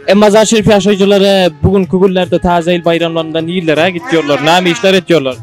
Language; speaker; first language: Turkish; non-native, learner; Turkmen